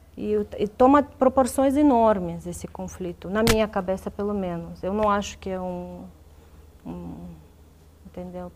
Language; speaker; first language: Portuguese; non-native, fluent; Russian